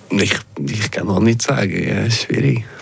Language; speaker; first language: German; non-native, local second language; French